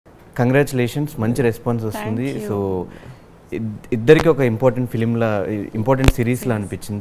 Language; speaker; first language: Telugu; native; Telugu